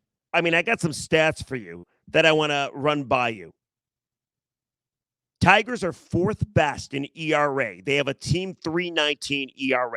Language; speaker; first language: English; native; English